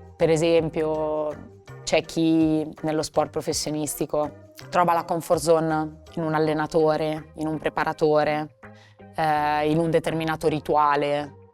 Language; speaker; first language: Italian; native; Italian